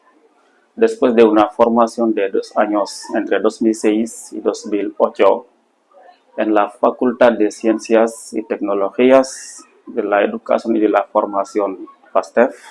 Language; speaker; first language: Spanish; non-native, fluent; Serer